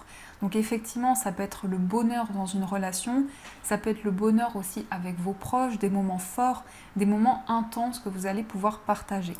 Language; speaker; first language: French; native; French